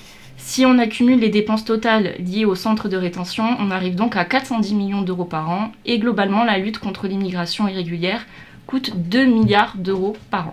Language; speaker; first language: French; native; French